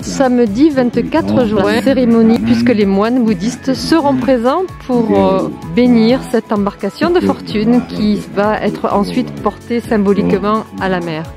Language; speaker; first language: French; native; French